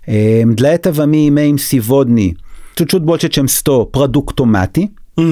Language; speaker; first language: Russian; non-native, learner; Hebrew